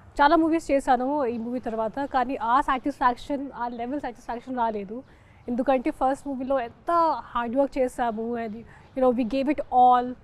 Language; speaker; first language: Telugu; non-native, local second language; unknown